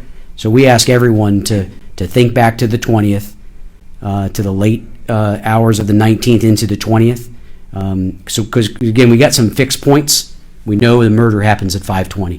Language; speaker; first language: English; native; English